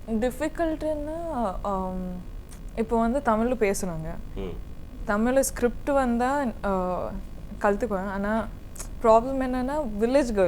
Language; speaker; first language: Tamil; non-native, learner; Kodava